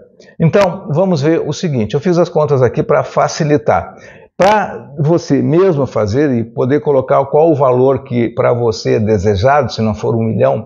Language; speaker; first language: Portuguese; native; Portuguese